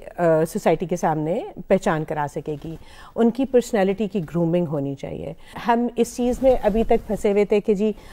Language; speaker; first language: Urdu; non-native, local second language; Punjabi